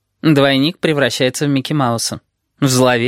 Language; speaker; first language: Russian; native; Russian